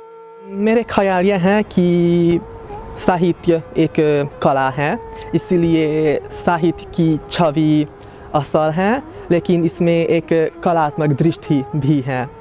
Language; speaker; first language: Hindi; non-native, fluent; Hungarian